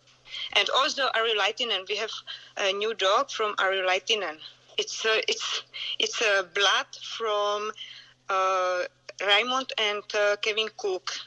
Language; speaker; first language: English; non-native, learner; Czech